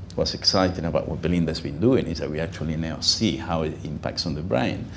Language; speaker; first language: English; non-native, fluent; Spanish